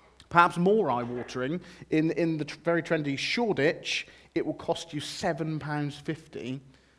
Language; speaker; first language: English; native; English